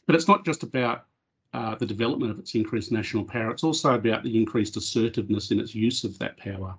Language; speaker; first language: English; native; English